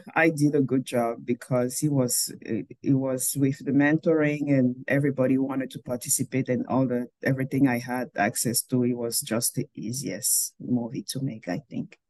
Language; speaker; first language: English; non-native, local second language; French